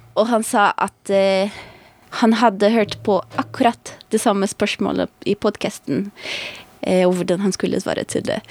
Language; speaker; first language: Norwegian; non-native, fluent; Portuguese